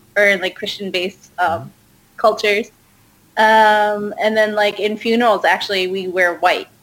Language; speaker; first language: English; early bilingual, other home language; Hindi